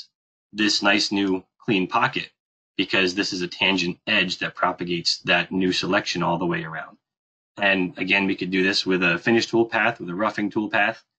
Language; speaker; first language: English; native; English